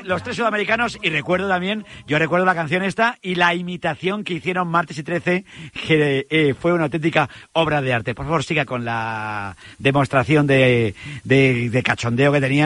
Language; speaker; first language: Spanish; native; Spanish